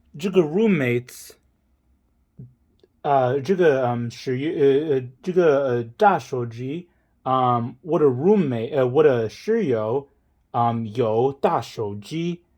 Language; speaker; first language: Chinese; non-native, learner; English